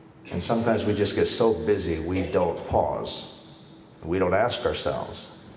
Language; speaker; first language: English; early bilingual, other home language; Spanish